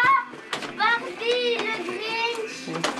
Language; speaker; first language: French; native; French